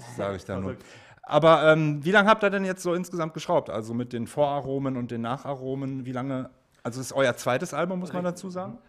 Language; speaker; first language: German; native; German